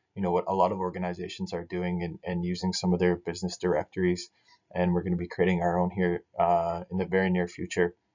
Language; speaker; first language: English; native; English